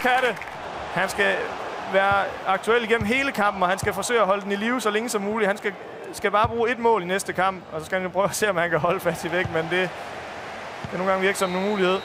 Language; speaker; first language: Danish; native; Danish